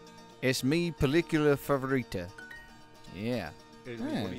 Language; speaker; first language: Spanish; non-native, learner; English